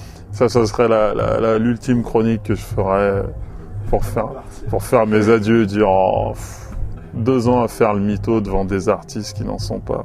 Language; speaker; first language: French; native; French